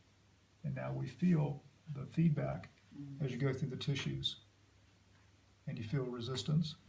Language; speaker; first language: English; native; English